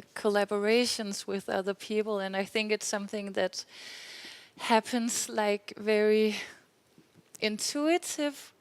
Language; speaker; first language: English; non-native, fluent; Danish